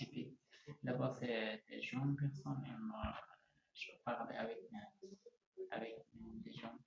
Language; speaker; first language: French; non-native, learner; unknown